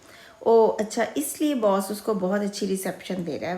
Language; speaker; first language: Hindi; native; Hindi